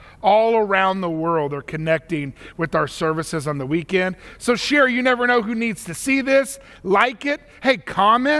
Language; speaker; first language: English; native; English